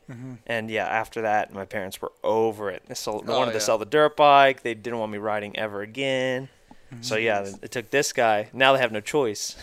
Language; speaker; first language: English; native; English